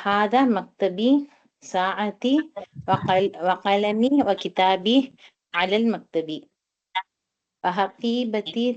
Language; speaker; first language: Arabic; non-native, learner; Tamil